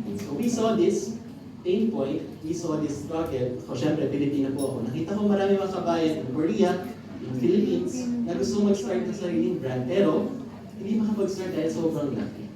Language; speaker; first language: Filipino; native; Filipino